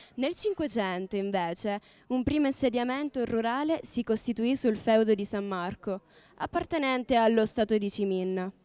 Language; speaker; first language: Italian; native; Italian